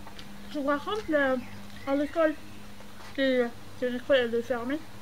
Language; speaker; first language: French; non-native, learner; Filipino